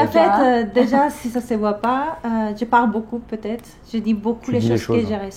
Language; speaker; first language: French; non-native, fluent; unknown